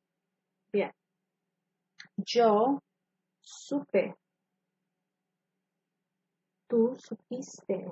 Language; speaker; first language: Spanish; non-native, fluent; English